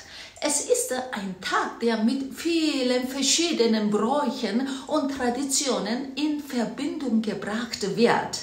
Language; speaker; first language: German; non-native, fluent; Korean